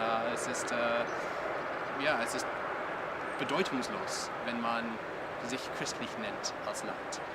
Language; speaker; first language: German; non-native, learner; English